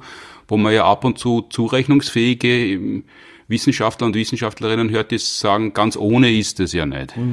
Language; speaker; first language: German; native; German